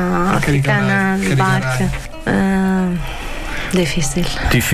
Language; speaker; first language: Portuguese; non-native, learner; Arabic